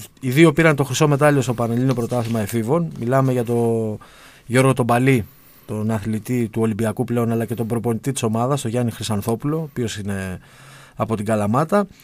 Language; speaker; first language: Greek; native; Greek